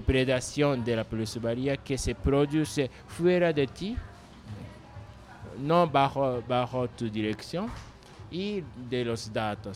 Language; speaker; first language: Spanish; non-native, learner; Japanese